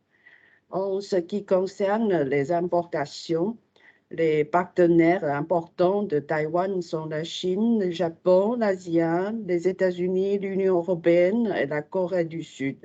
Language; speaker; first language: French; non-native, fluent; Chinese